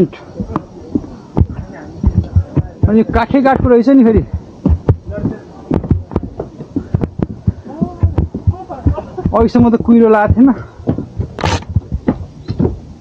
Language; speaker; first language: Nepali; native; Nepali